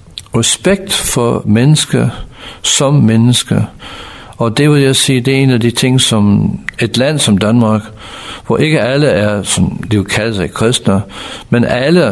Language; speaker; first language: Danish; non-native, fluent; English